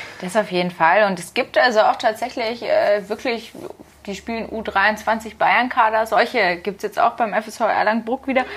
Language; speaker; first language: German; native; German